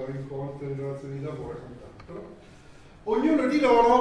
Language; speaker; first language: Italian; native; Italian